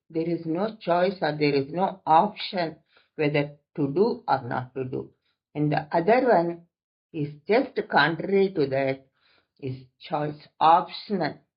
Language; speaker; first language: English; non-native, local second language; Telugu